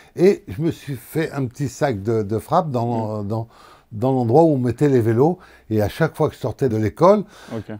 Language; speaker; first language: French; native; French